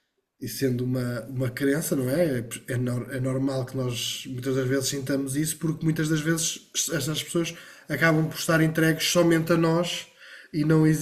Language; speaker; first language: Portuguese; native; Portuguese